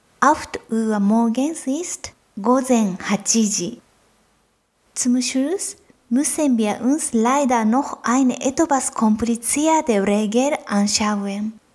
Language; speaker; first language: German; non-native, fluent; Japanese